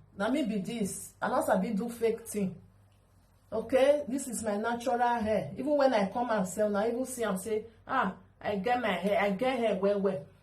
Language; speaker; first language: Nigerian Pidgin; non-native, local second language; Bini